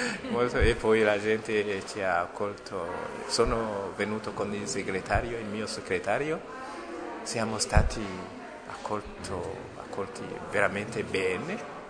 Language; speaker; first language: Italian; non-native, fluent; Rundi